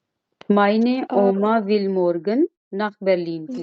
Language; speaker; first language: German; non-native, fluent; Urdu